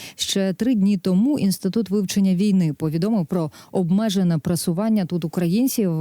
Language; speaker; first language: Ukrainian; native; Ukrainian